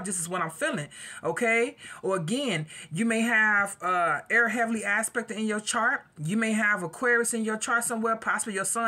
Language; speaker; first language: English; native; English